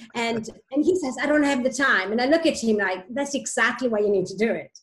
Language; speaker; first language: English; non-native, fluent; Italian